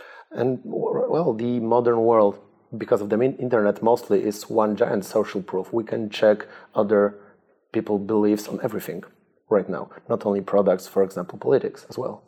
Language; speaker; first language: English; non-native, fluent; Polish